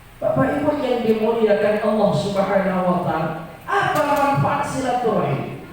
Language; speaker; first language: Indonesian; non-native, local second language; Minangkabau